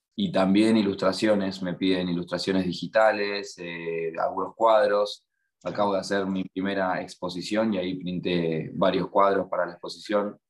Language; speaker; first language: Spanish; native; Spanish